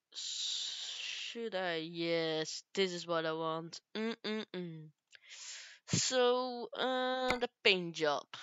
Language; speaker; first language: English; non-native, learner; Dutch